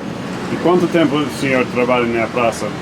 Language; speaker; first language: Portuguese; non-native, learner; English